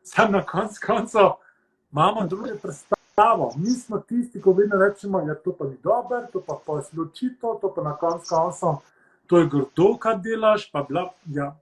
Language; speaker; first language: Slovenian; early bilingual, heritage; Slovenian